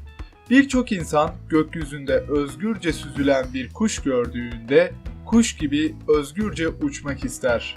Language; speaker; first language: Turkish; native; Turkish